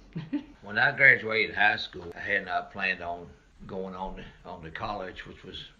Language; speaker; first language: English; native; English